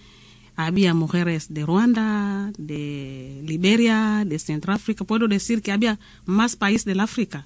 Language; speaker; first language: Spanish; non-native, learner; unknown